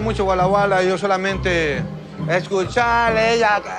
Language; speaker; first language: Spanish; native; Spanish